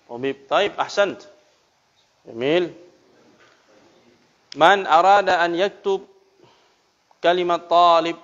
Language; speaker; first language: Arabic; non-native, fluent; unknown